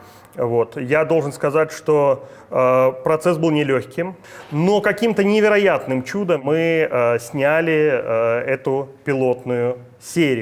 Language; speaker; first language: Russian; native; Russian